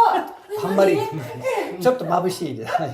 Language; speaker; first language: Japanese; non-native, fluent; English